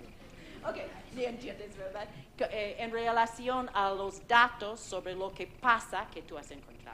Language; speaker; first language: Spanish; non-native, fluent; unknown